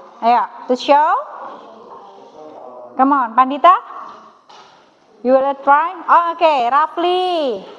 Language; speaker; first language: English; non-native, learner; Indonesian